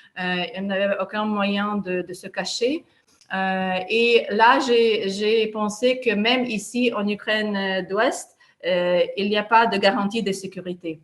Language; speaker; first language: French; non-native, fluent; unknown